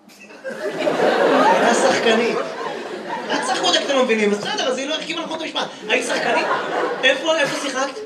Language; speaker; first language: Hebrew; native; Hebrew